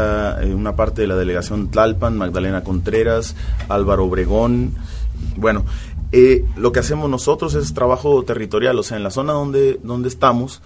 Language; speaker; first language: Spanish; native; Spanish